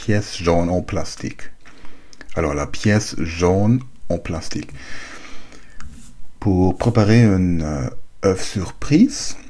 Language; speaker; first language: French; non-native, learner; German